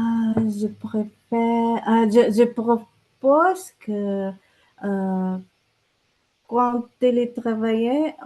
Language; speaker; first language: French; non-native, learner; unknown